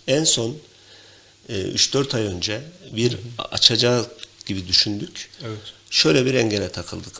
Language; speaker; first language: Turkish; native; Turkish